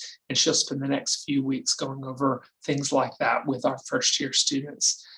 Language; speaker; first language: English; native; English